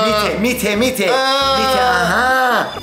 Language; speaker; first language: German; non-native, learner; Persian